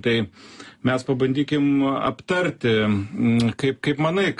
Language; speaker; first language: Lithuanian; native; Lithuanian